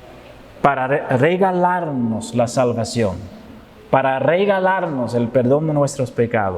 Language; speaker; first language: Spanish; non-native, fluent; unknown